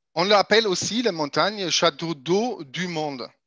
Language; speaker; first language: French; non-native, fluent; German